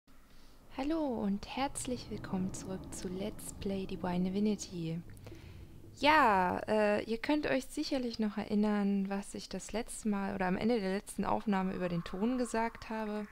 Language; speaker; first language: German; native; German